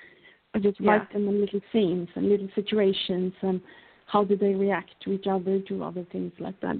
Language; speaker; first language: English; non-native, fluent; Norwegian